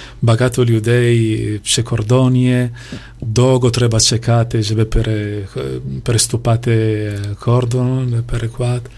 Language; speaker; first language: Polish; non-native, learner; Italian